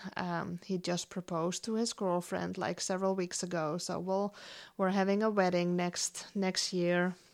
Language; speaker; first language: English; non-native, fluent; Dutch